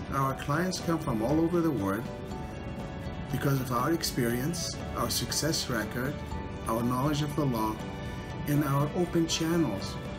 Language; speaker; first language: English; non-native, fluent; Arabic